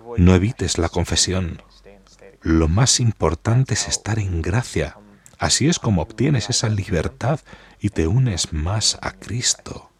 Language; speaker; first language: Spanish; non-native, fluent; English